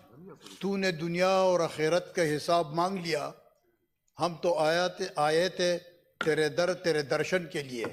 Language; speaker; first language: Urdu; non-native, local second language; Pashto